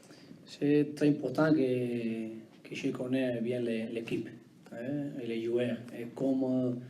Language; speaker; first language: French; non-native, learner; Spanish